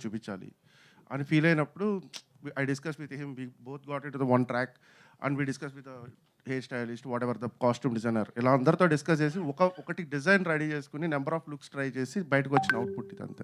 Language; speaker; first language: Telugu; native; Telugu